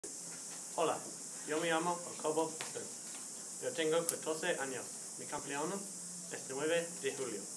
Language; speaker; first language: Spanish; non-native, learner; English